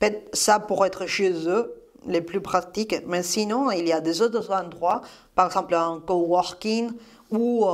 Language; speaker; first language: French; non-native, fluent; Spanish